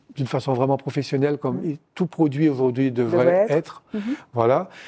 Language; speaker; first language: French; native; French